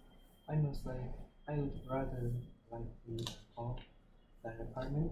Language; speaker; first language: English; non-native, learner; Vietnamese